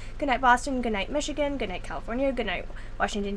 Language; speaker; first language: English; native; English